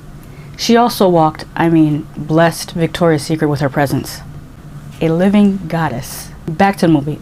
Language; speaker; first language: English; native; English